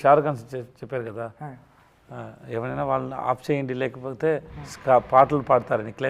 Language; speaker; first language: Telugu; non-native, learner; Tamil